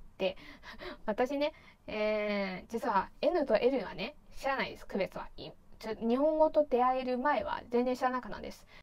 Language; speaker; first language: Japanese; non-native, fluent; Chinese